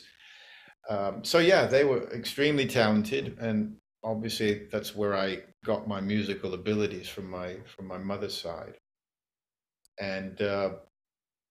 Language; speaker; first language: English; native; English